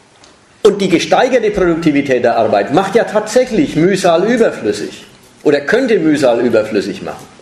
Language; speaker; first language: German; native; German